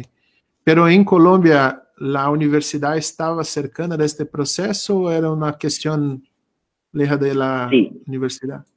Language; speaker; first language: Spanish; non-native, learner; Portuguese